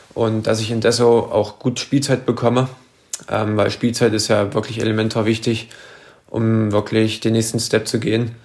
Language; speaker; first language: German; native; German